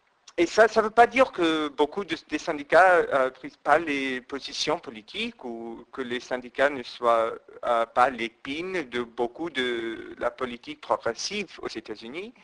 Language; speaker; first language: French; non-native, fluent; English